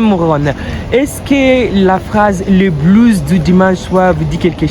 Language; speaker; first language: French; non-native, fluent; English